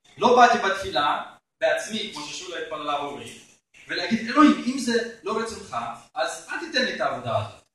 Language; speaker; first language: Hebrew; native; Hebrew